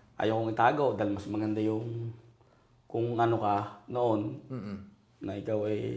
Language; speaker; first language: Filipino; native; Filipino